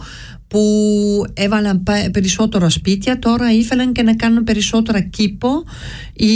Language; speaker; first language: Greek; early bilingual, heritage; Greek